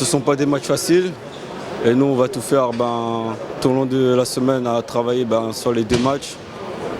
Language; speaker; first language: French; native; French